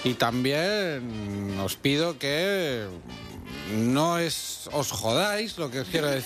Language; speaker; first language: Spanish; native; Spanish